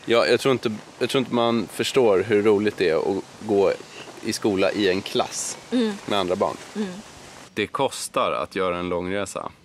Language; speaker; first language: Swedish; native; Swedish